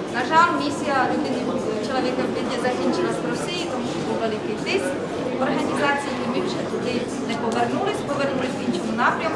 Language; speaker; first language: Ukrainian; non-native, fluent; Czech